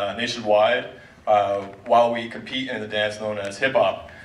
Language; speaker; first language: English; native; English